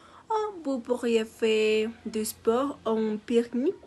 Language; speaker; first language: French; non-native, learner; Spanish